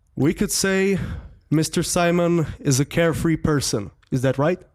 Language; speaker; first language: English; non-native, fluent; Czech